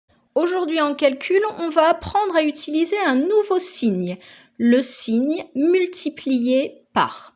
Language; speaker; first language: French; native; French